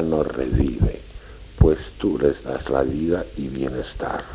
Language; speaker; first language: Spanish; non-native, local second language; Catalan